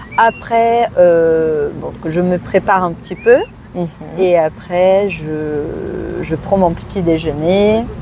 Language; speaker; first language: French; non-native, fluent; Portuguese